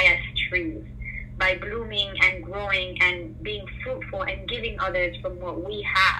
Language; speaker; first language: English; native; English